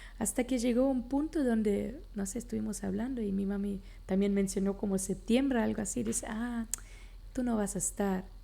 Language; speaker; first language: Spanish; non-native, local second language; Plautdietsch